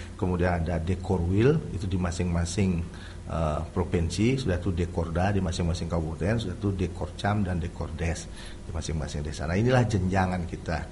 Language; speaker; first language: Indonesian; non-native, local second language; Balinese